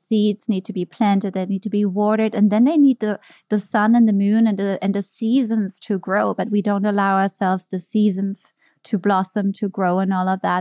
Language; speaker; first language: English; non-native, fluent; German